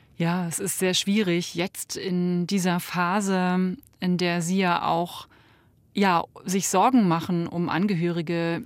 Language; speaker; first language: German; native; German